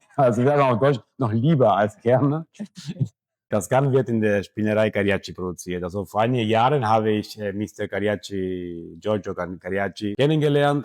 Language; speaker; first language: German; non-native, fluent; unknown